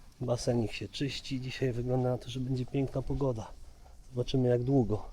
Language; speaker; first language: Polish; native; Polish